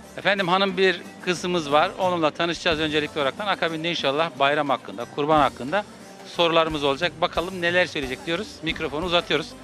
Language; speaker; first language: Turkish; native; Turkish